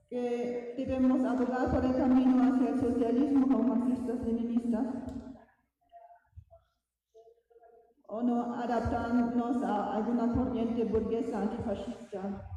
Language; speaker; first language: Spanish; non-native, fluent; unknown